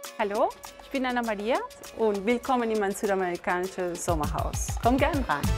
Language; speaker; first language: German; non-native, fluent; Spanish